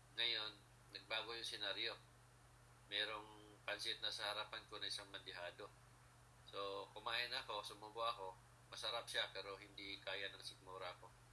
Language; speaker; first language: Filipino; non-native, local second language; Cebuano